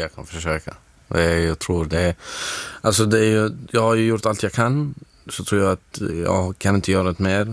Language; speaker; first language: Swedish; non-native, fluent; Arabic